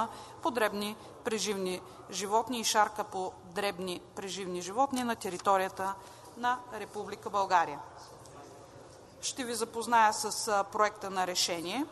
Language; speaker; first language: Bulgarian; native; Bulgarian